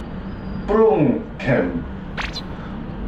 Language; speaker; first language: Thai; non-native, learner; Korean